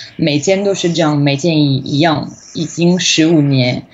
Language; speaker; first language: Chinese; non-native, fluent; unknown